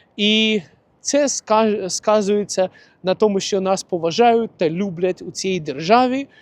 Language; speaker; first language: Ukrainian; non-native, local second language; Russian